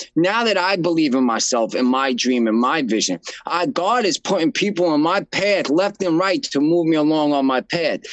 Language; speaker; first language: English; native; English